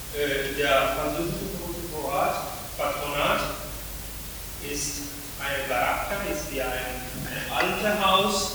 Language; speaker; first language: German; non-native, fluent; Italian